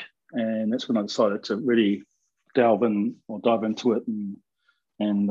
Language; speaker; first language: English; native; English